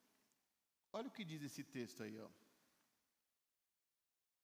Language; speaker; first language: Portuguese; native; Portuguese